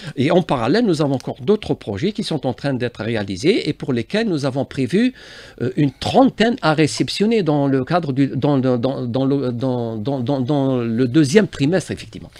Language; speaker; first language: French; non-native, local second language; Arabic